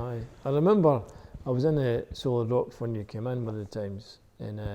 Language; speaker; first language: English; native; English